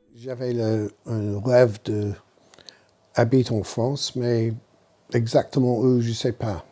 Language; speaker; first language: French; non-native, learner; English